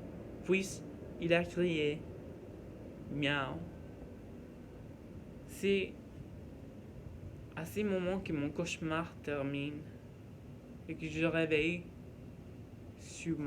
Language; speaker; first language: French; non-native, learner; Norwegian